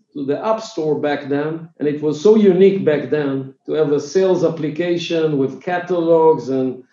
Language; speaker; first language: English; non-native, fluent; Hebrew